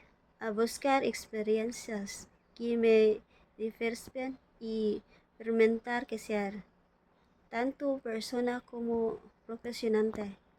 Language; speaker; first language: Spanish; non-native, learner; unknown